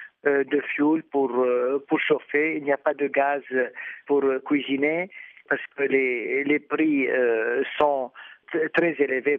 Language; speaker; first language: French; non-native, fluent; Arabic